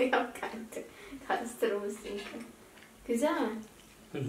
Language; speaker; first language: Turkish; non-native, learner; Indonesian